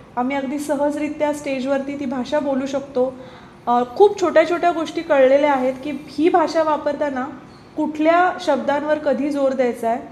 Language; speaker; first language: Marathi; native; Marathi